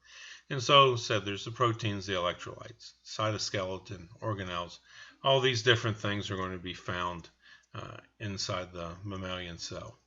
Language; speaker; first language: English; native; English